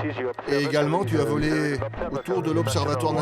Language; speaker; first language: French; native; French